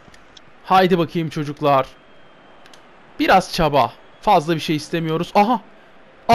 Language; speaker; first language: Turkish; native; Turkish